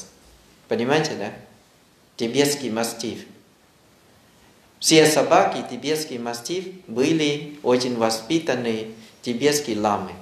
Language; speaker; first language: Russian; non-native, learner; Thai